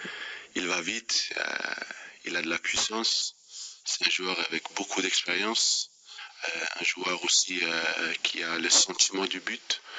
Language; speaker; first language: French; non-native, fluent; Danish